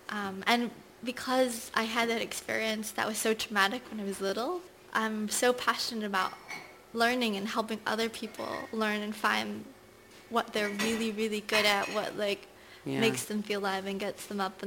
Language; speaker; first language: English; native; English